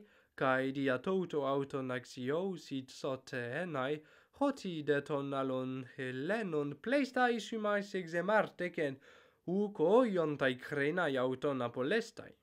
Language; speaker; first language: Greek; non-native, fluent; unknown